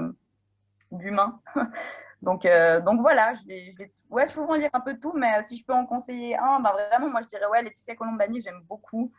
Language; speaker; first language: French; native; French